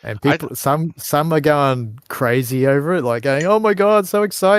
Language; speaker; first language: English; native; English